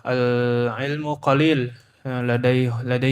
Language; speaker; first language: Arabic; non-native, learner; Indonesian